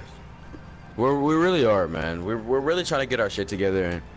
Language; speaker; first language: English; native; English